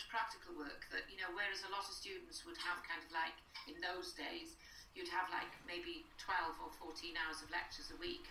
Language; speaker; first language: English; native; English